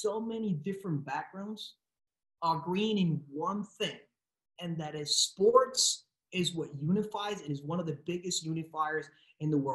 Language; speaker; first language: English; non-native, fluent; Spanish